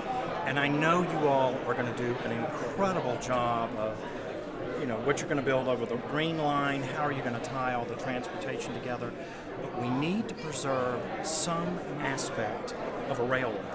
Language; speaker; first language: English; native; English